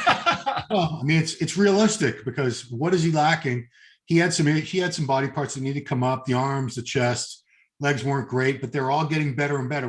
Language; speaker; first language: English; native; English